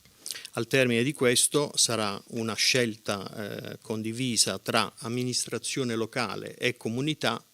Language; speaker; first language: Italian; native; Italian